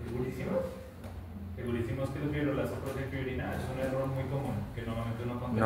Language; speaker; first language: Spanish; native; Spanish